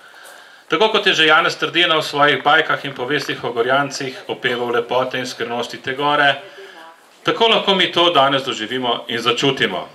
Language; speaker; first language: Slovenian; native; Slovenian